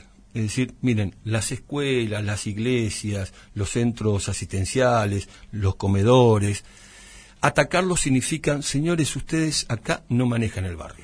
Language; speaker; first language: Spanish; native; Spanish